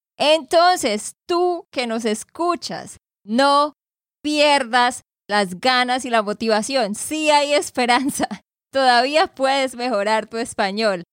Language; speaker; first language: Spanish; native; Spanish